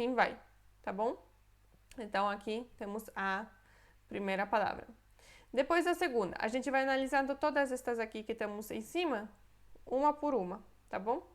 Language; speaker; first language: Portuguese; non-native, fluent; Polish